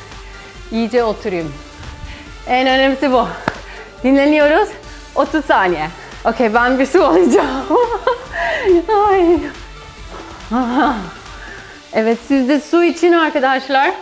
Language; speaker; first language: Turkish; non-native, fluent; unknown